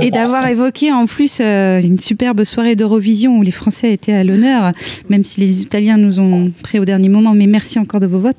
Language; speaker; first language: French; native; French